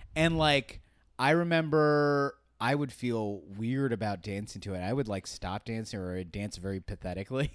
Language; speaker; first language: English; native; English